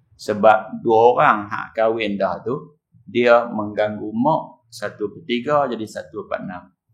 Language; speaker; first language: Malay; native; Malay